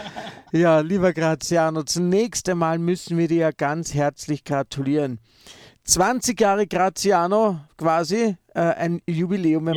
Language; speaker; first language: German; native; German